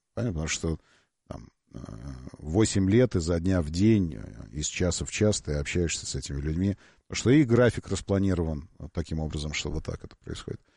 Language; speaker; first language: Russian; native; Russian